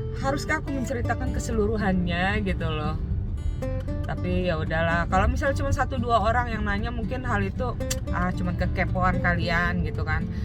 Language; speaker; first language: Indonesian; native; Indonesian